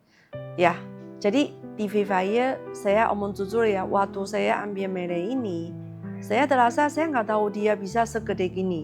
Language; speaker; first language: Indonesian; non-native, learner; Chinese